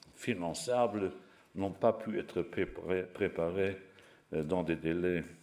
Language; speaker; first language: French; non-native, local second language; Luxembourgish